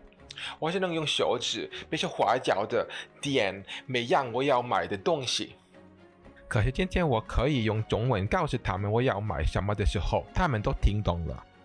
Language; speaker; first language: Chinese; non-native, fluent; English